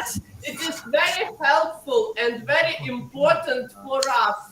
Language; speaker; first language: English; non-native, fluent; Ukrainian